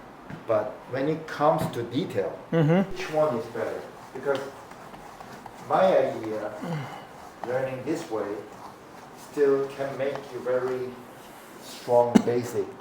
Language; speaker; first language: English; non-native, fluent; Korean